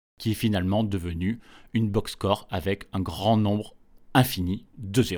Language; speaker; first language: French; native; French